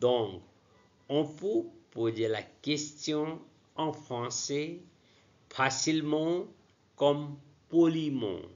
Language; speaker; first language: French; non-native, learner; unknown